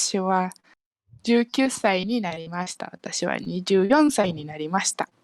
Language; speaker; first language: Japanese; non-native, fluent; Malay